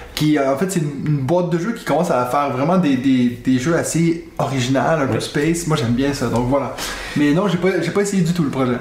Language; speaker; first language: French; native; French